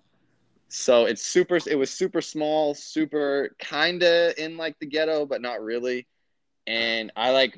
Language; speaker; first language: English; native; English